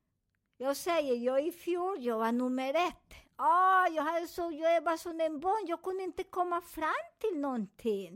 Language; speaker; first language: Swedish; non-native, fluent; Spanish